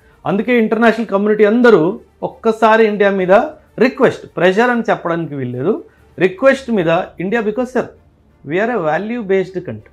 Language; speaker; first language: Telugu; non-native, local second language; Punjabi